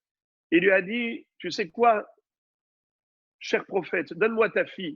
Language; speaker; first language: French; native; French